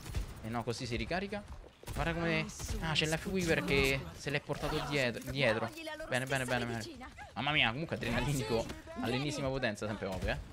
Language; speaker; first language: Italian; native; Italian